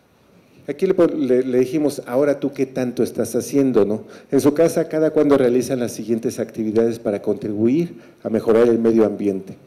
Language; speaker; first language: Spanish; native; Spanish